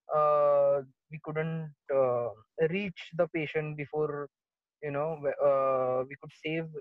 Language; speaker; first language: English; non-native, local second language; Marathi